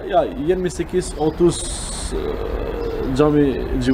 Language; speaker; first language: Turkish; non-native, local second language; Albanian